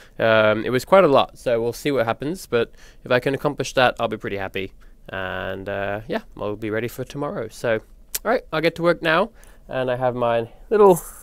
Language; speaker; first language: English; native; English